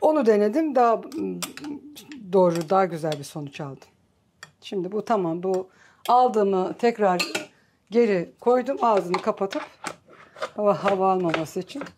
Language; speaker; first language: Turkish; native; Turkish